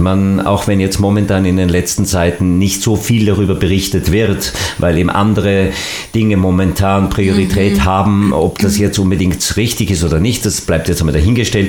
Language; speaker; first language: German; native; German